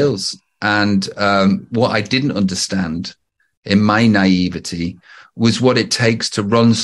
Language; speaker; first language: English; native; English